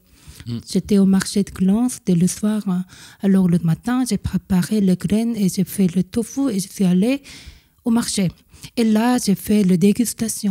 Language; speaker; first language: French; non-native, fluent; Korean